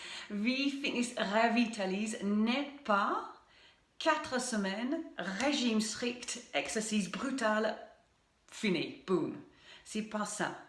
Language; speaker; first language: French; non-native, fluent; English